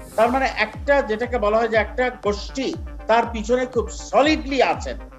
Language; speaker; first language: Bangla; native; Bangla